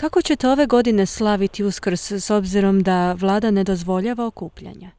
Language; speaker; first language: Croatian; native; Croatian